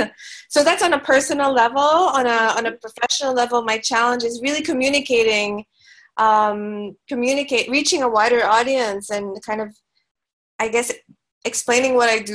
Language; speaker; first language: English; non-native, local second language; Filipino